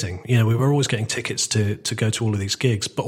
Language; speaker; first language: English; native; English